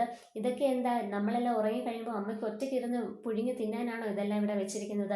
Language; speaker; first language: Malayalam; native; Malayalam